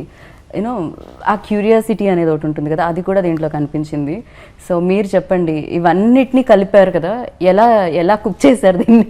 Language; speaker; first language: Telugu; native; Telugu